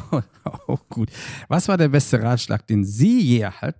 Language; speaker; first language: German; native; German